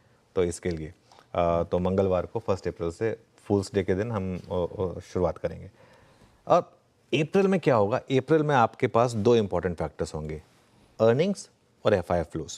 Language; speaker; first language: Hindi; native; Hindi